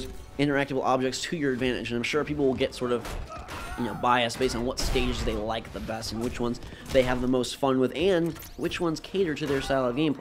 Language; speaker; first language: English; native; English